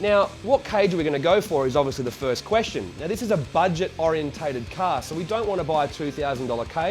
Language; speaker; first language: English; native; English